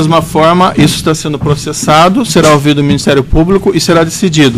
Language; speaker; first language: Portuguese; native; Portuguese